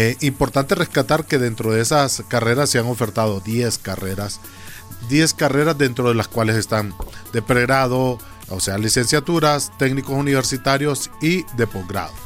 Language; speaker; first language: Spanish; native; Spanish